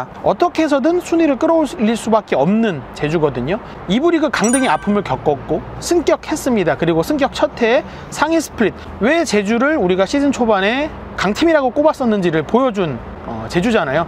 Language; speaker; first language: Korean; native; Korean